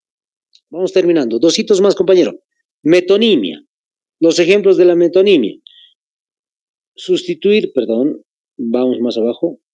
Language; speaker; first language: Spanish; native; Spanish